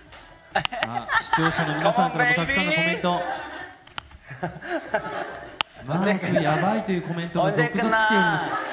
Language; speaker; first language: Japanese; native; Japanese